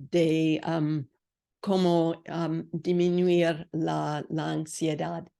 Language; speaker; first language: Spanish; non-native, learner; English